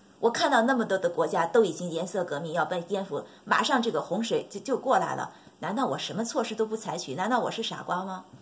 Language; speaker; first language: Chinese; native; Chinese